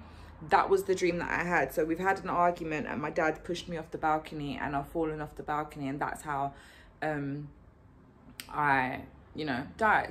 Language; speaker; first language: English; native; English